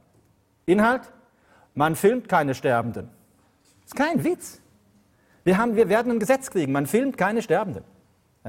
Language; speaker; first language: German; native; German